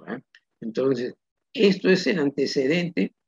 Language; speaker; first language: Spanish; native; Spanish